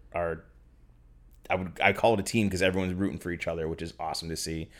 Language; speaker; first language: English; native; English